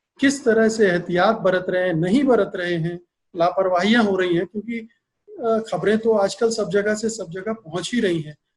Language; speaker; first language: Hindi; native; Hindi